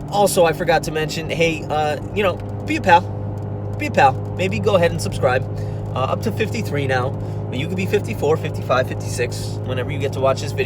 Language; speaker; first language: English; native; English